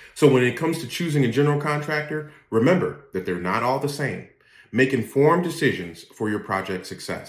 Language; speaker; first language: English; native; English